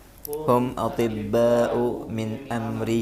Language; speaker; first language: Arabic; non-native, learner; Indonesian